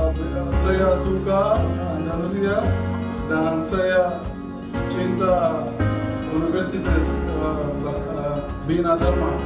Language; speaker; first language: Indonesian; non-native, learner; Arabic